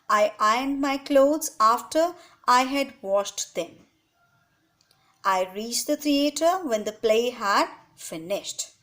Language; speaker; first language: English; non-native, local second language; Hindi